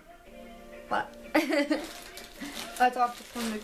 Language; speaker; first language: French; early bilingual, other home language; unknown